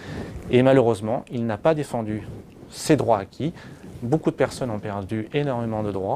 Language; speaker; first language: French; native; French